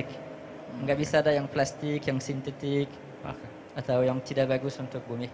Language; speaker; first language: Indonesian; non-native, fluent; French